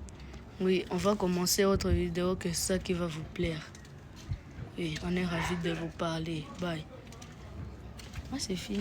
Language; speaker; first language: French; non-native, local second language; Kinyarwanda